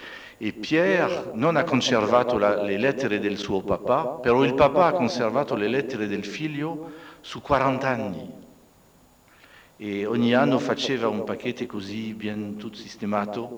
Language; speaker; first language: Italian; non-native, fluent; French